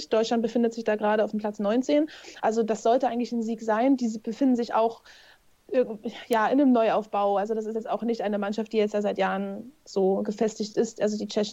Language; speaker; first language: German; native; German